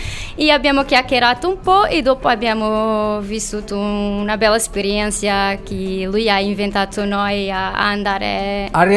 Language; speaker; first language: Italian; non-native, learner; Portuguese